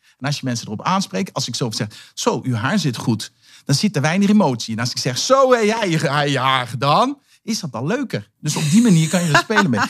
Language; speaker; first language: Dutch; native; Dutch